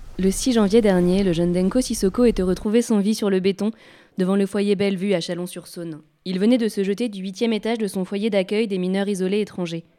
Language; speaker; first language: French; native; French